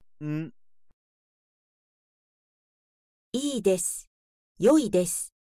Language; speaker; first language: Japanese; non-native, learner; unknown